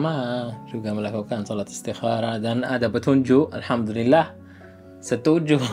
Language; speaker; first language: Indonesian; non-native, fluent; Arabic